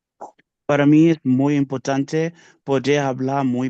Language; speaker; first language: Spanish; non-native, learner; English